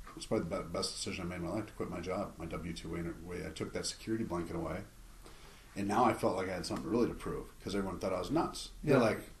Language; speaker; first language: English; native; English